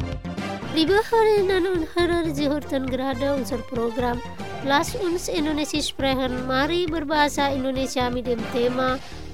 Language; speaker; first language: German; non-native, fluent; Indonesian